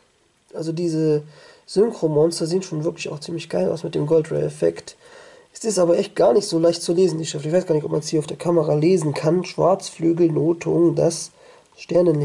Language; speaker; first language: German; native; German